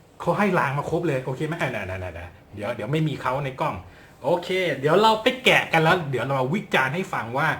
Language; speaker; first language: Thai; native; Thai